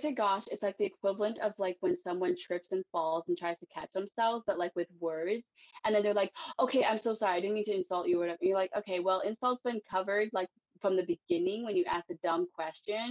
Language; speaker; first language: English; native; English